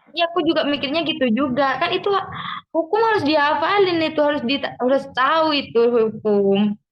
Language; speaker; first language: Indonesian; non-native, local second language; Madurese